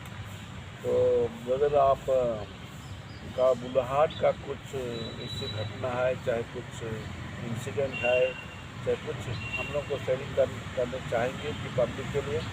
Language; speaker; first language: Hindi; non-native, local second language; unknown